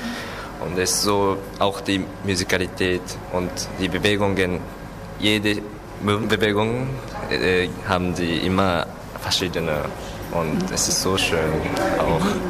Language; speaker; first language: German; non-native, learner; Japanese